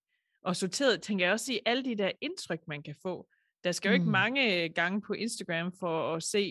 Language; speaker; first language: Danish; native; Danish